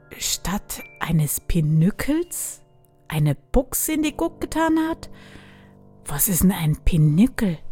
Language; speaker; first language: German; native; German